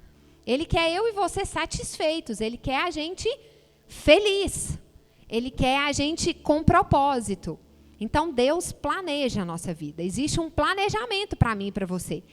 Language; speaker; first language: Portuguese; native; Portuguese